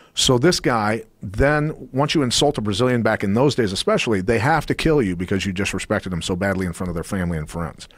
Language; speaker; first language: English; native; English